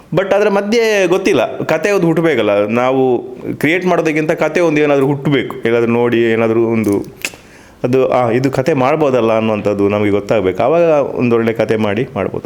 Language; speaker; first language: Kannada; non-native, local second language; Tulu